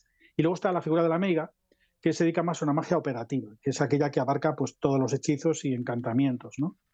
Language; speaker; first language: Spanish; native; Spanish